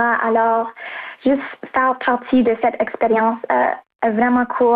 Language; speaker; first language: French; non-native, local second language; English